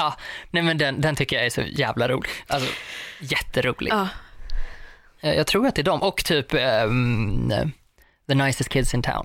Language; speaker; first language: Swedish; native; Swedish